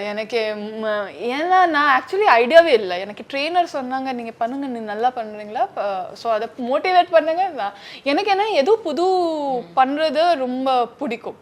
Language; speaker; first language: Tamil; non-native, learner; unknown